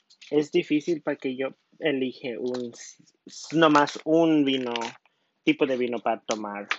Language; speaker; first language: Spanish; early bilingual, heritage; Spanish